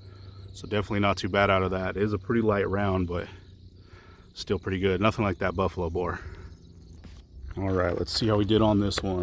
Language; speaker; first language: English; native; English